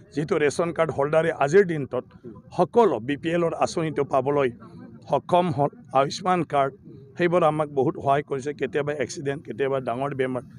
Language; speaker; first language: Assamese; native; Assamese